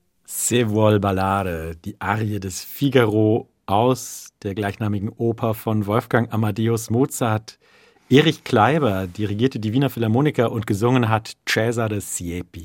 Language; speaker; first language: German; native; German